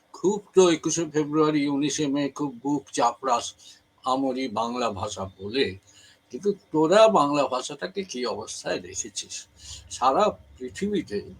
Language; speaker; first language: Bangla; native; Bangla